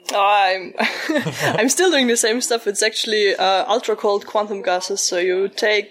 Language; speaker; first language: English; early bilingual, other home language; German